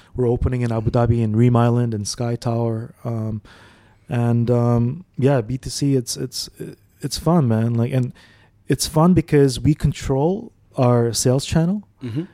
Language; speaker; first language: English; early bilingual, other home language; Arabic